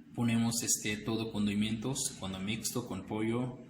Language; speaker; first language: Spanish; non-native, learner; Hindi